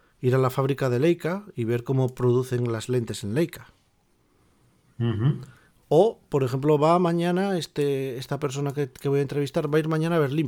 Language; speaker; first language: Spanish; native; Spanish